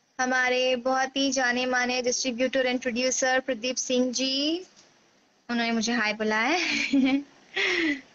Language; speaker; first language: Hindi; native; Hindi